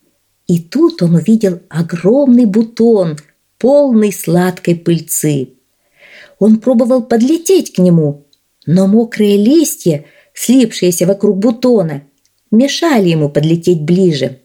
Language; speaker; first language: Russian; native; Russian